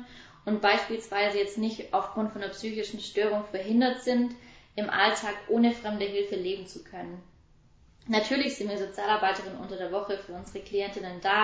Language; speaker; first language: German; native; German